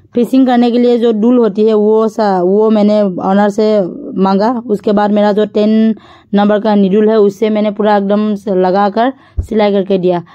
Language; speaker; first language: Hindi; non-native, local second language; Assamese